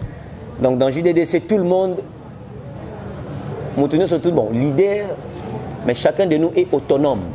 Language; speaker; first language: French; non-native, local second language; Lingala